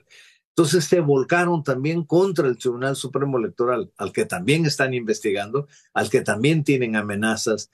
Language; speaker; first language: Spanish; native; Spanish